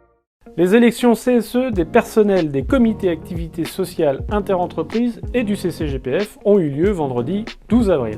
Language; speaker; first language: French; native; French